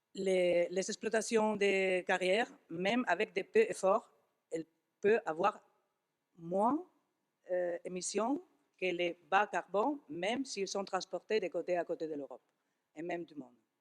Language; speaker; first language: French; non-native, fluent; Spanish